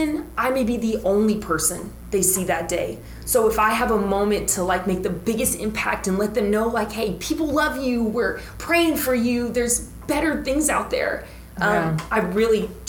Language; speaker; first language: English; native; English